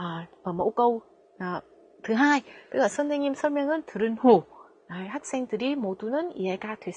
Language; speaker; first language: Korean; non-native, fluent; Vietnamese